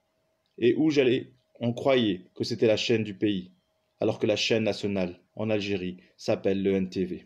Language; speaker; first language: French; non-native, local second language; Kabyle